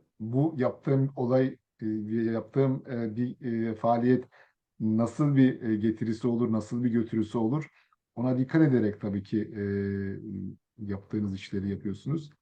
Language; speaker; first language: Turkish; early bilingual, other home language; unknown